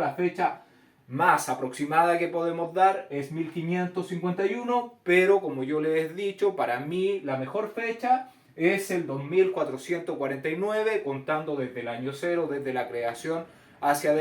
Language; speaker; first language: Spanish; native; Spanish